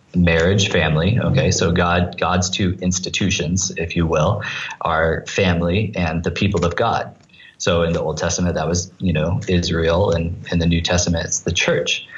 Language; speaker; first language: English; native; English